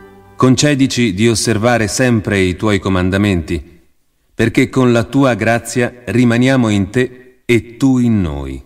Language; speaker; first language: Italian; native; Italian